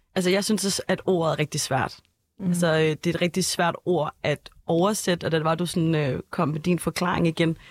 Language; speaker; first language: Danish; native; Danish